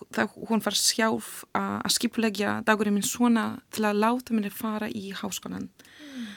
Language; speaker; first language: Icelandic; non-native, learner; Polish